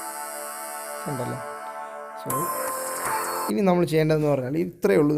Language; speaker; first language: Malayalam; native; Malayalam